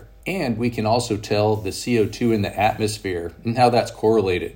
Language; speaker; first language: English; native; English